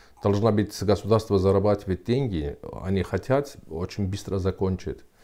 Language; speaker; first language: Russian; non-native, learner; Turkish